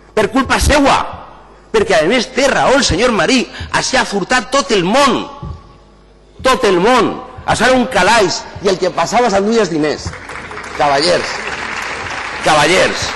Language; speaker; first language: Catalan; non-native, local second language; Spanish